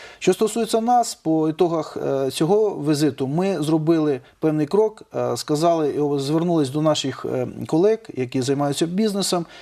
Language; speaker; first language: Ukrainian; non-native, local second language; Russian